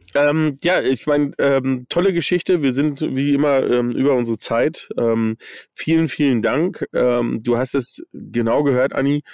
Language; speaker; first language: German; early bilingual, other home language; English